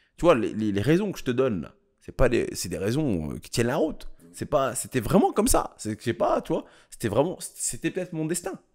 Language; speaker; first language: French; early bilingual, other home language; Kabuverdianu